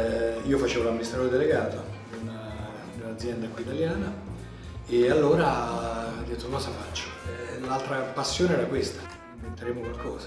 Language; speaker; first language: Italian; native; Italian